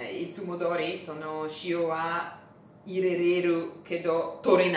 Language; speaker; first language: Japanese; non-native, learner; Italian